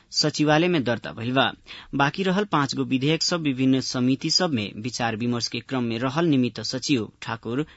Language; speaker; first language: Bhojpuri; native; Bhojpuri